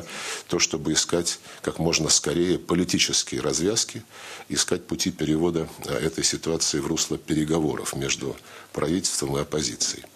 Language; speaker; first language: Russian; native; Russian